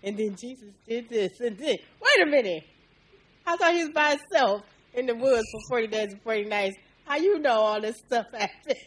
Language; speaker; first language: English; native; English